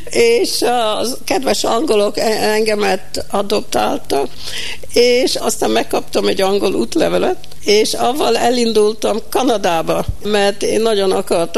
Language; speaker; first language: Hungarian; early bilingual, heritage; Hungarian